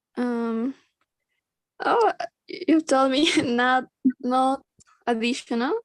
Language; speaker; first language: English; non-native, learner; Spanish